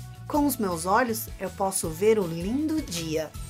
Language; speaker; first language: Portuguese; native; Portuguese